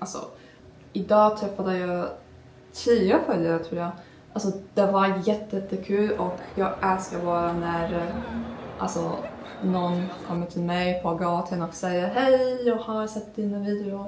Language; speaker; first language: Swedish; non-native, learner; Turkish